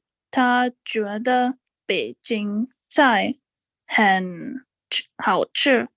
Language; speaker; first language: Chinese; non-native, learner; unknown